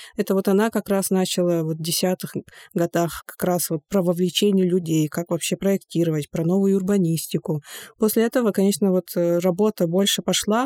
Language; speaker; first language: Russian; non-native, local second language; Yakut